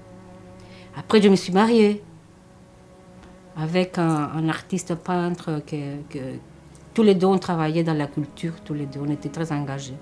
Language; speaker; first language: French; non-native, fluent; Spanish